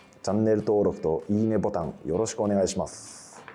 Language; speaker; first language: Japanese; native; Japanese